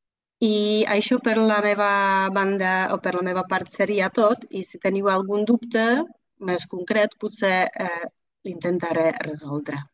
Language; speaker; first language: Catalan; non-native, fluent; Czech